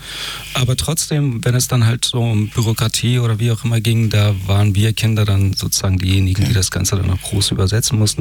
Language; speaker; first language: German; early bilingual, other home language; Persian